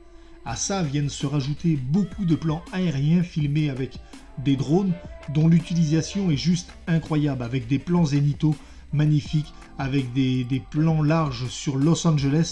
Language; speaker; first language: French; native; French